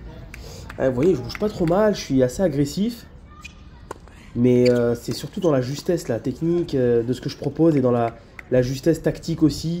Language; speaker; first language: French; native; French